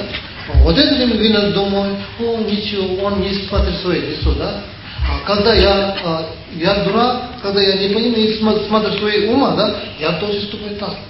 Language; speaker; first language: Russian; non-native, learner; Tibetan